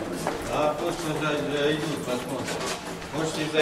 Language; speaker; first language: Russian; non-native, fluent; Georgian